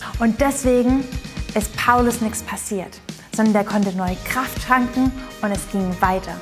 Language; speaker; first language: German; native; German